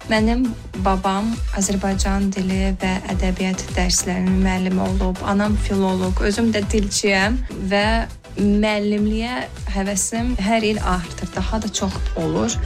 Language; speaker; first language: Azerbaijani; early bilingual, heritage; Azerbaijani